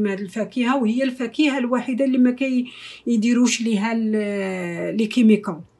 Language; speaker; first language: Arabic; native; Arabic